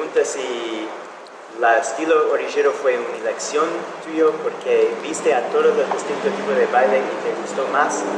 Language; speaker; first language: Spanish; non-native, fluent; English